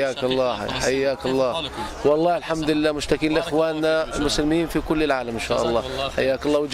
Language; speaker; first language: Arabic; native; Arabic